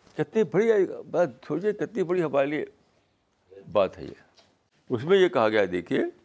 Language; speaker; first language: Urdu; native; Urdu